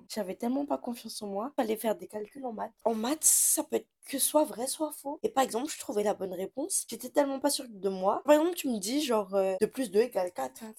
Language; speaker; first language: French; non-native, local second language; Malagasy